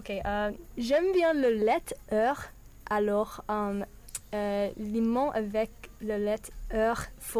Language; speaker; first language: French; non-native, learner; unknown